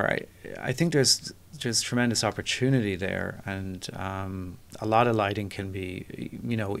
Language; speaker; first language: English; native; English